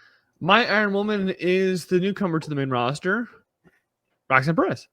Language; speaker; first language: English; native; English